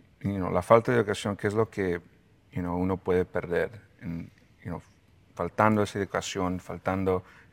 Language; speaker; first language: Spanish; early bilingual, heritage; Spanish